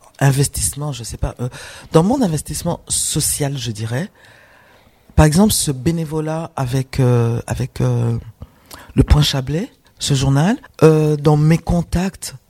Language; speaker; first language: French; non-native, local second language; Rundi